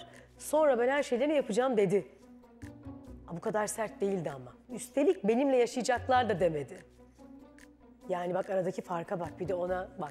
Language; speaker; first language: Turkish; native; Turkish